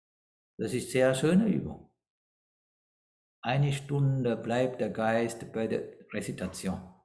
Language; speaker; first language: German; non-native, fluent; Sinhala